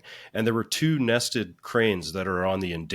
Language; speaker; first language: English; native; English